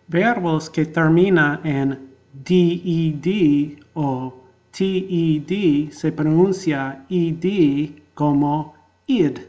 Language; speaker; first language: Spanish; non-native, fluent; English